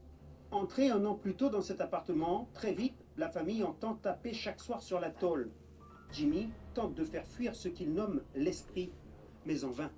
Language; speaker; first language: French; native; French